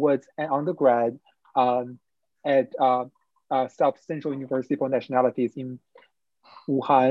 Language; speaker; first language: English; non-native, fluent; Chinese